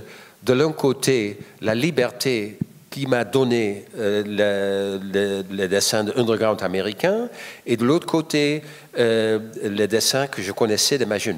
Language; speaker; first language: French; non-native, fluent; Dutch